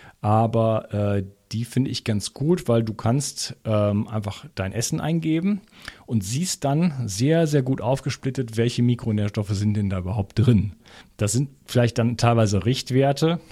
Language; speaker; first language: German; native; German